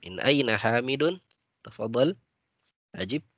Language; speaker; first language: Arabic; non-native, fluent; Indonesian